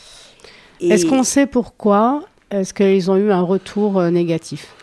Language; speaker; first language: French; native; French